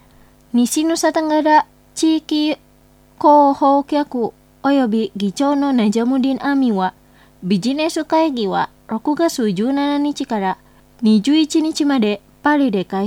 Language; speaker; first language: Japanese; non-native, fluent; Indonesian